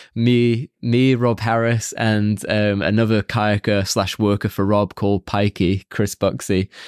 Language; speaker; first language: English; native; English